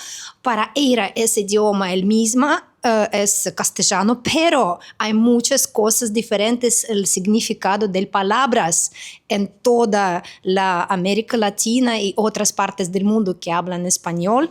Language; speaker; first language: Spanish; non-native, fluent; Russian